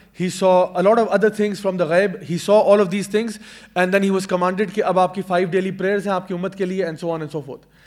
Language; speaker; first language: English; non-native, local second language; Urdu